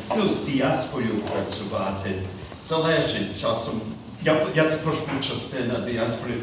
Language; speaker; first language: Ukrainian; early bilingual, heritage; Ukrainian